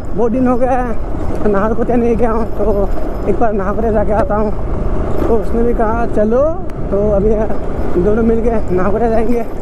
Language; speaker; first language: Hindi; non-native, local second language; Assamese